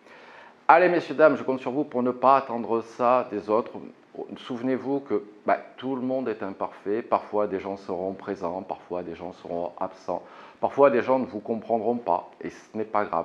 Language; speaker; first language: French; native; French